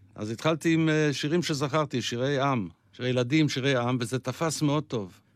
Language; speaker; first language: Hebrew; non-native, local second language; Yiddish